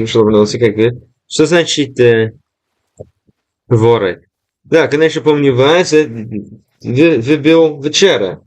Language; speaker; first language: Russian; non-native, learner; English